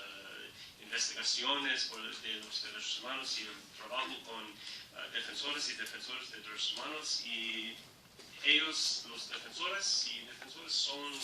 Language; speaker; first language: Spanish; non-native, learner; English